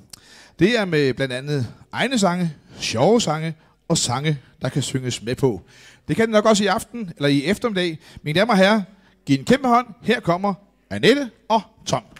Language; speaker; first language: Danish; native; Danish